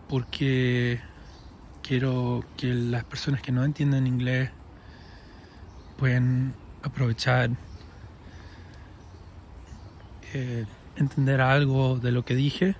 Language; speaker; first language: Spanish; early bilingual, heritage; English